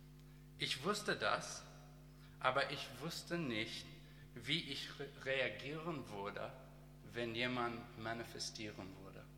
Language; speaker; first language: German; non-native, learner; English